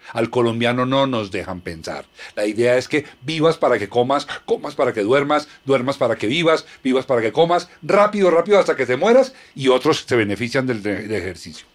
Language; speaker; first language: Spanish; native; Spanish